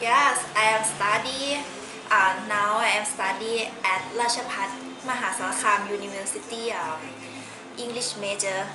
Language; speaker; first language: English; non-native, learner; Thai